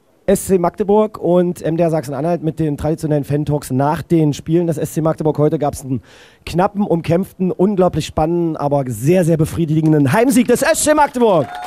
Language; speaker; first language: German; native; German